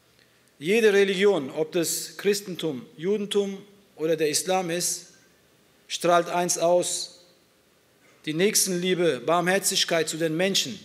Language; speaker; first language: German; early bilingual, other home language; Turkish